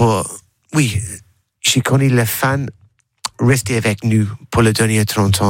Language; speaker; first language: French; non-native, learner; English